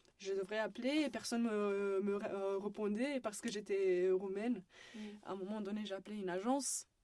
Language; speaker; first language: French; non-native, fluent; Romanian